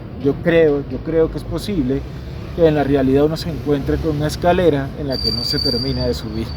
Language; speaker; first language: Spanish; native; Spanish